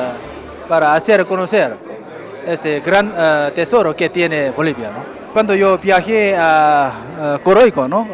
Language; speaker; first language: Spanish; non-native, fluent; Korean